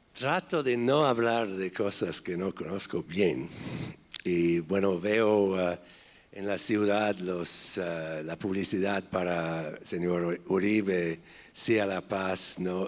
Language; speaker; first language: Spanish; non-native, fluent; English